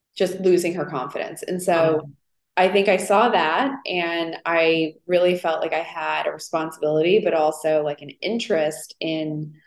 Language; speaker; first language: English; native; English